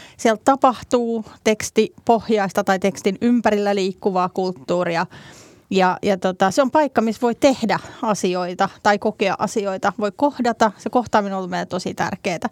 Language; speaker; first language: Finnish; native; Finnish